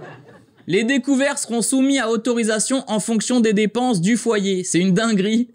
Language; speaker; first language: French; native; French